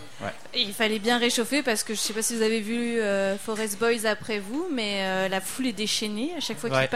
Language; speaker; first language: French; native; French